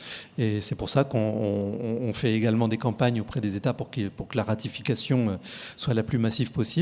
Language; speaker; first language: French; native; French